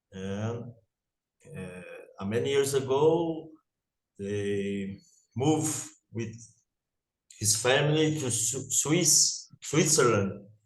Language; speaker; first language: English; non-native, learner; Portuguese